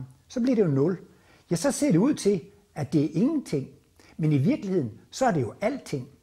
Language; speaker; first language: Danish; native; Danish